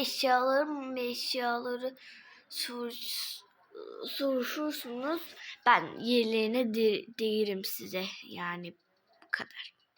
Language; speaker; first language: Turkish; non-native, learner; Azerbaijani